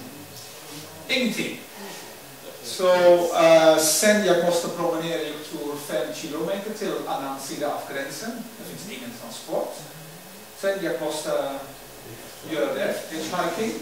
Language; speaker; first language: Swedish; non-native, learner; Dutch